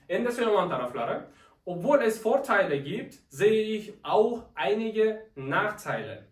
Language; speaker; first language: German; non-native, fluent; Uzbek